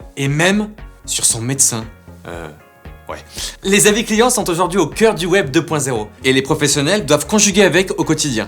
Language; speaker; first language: French; native; French